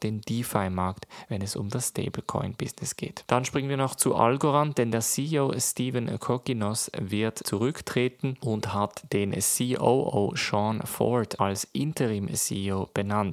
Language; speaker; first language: German; native; German